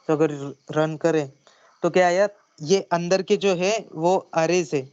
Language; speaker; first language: Hindi; non-native, local second language; Marathi